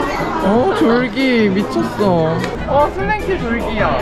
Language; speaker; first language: Korean; native; Korean